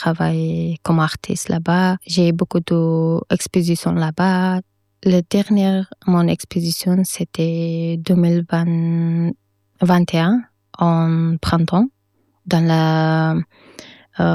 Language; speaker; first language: French; non-native, learner; Persian